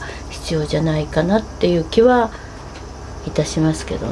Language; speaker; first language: Japanese; native; Japanese